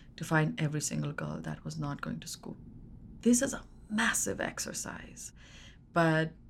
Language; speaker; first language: English; non-native, local second language; Hindi